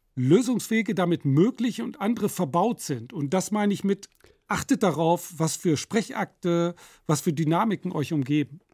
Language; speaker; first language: German; native; German